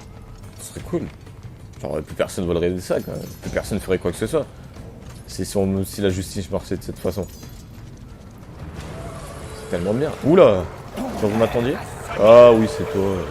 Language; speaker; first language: French; native; French